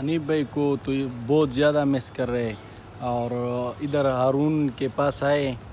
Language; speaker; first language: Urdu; non-native, local second language; Pashto